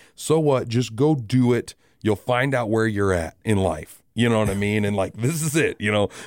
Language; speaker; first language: English; native; English